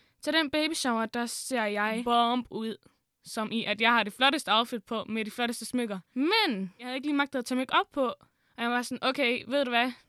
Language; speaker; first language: Danish; early bilingual, other home language; Arabic